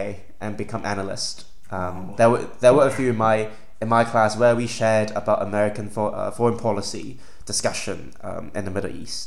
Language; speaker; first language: English; non-native, local second language; Cantonese